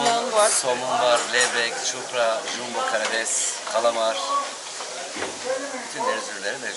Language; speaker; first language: Turkish; native; Turkish